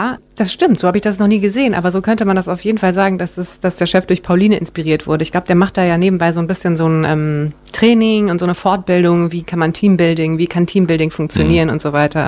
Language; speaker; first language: German; early bilingual, other home language; Japanese